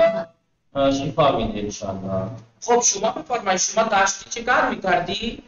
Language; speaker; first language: Persian; non-native, fluent; Urdu